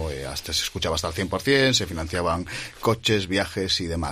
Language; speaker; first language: Spanish; native; Spanish